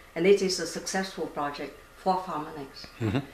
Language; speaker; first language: English; non-native, fluent; Vietnamese